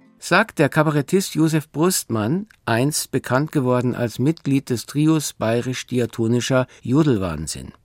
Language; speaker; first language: German; native; German